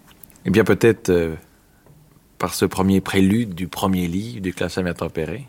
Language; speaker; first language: French; native; French